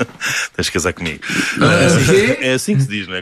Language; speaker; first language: Portuguese; native; Portuguese